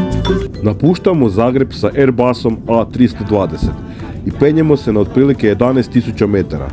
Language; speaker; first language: Croatian; native; Croatian